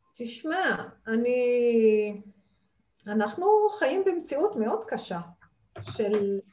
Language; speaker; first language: Hebrew; non-native, local second language; Arabic